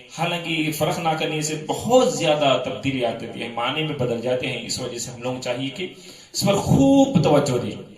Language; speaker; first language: Urdu; native; Urdu